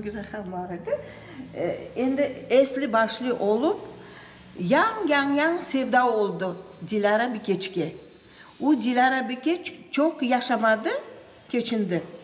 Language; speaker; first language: Turkish; non-native, learner; Crimean Tatar